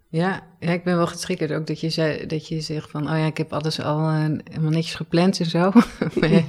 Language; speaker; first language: Dutch; native; Dutch